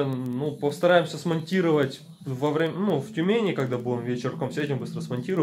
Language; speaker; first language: Russian; native; Russian